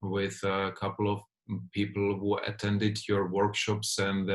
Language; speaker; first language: English; non-native, fluent; Czech